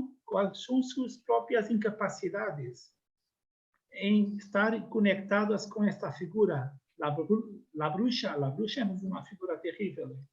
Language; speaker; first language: Spanish; non-native, learner; Portuguese